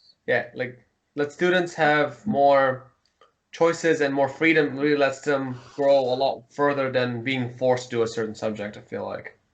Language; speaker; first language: English; early bilingual, heritage; Mongolian